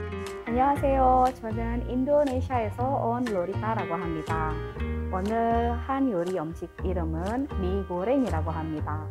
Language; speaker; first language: Korean; non-native, fluent; Indonesian